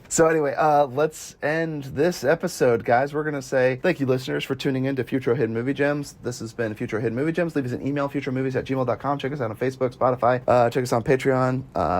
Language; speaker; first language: English; native; English